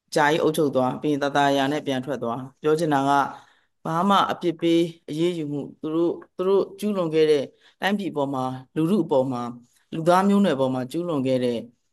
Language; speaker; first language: Burmese; native; Burmese